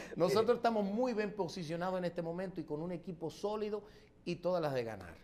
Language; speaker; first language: Spanish; early bilingual, heritage; Spanish